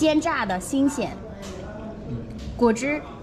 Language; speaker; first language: Chinese; native; Chinese